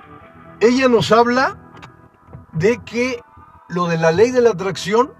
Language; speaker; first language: Spanish; native; Spanish